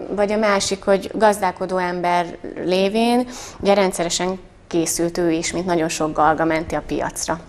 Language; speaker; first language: Hungarian; native; Hungarian